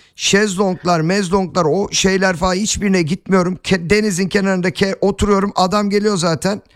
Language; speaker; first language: Turkish; native; Turkish